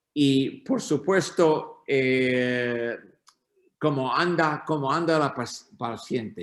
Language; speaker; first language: Spanish; non-native, learner; English